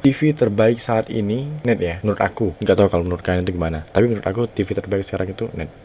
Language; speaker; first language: Indonesian; native; Indonesian